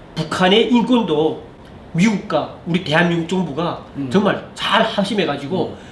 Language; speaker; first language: Korean; native; Korean